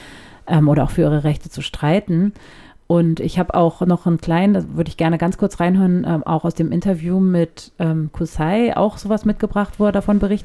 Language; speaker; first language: German; native; German